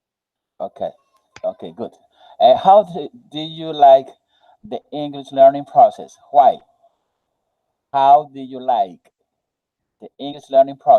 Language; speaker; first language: English; non-native, learner; Spanish